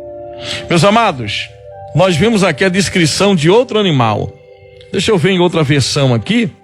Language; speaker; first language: Portuguese; native; Portuguese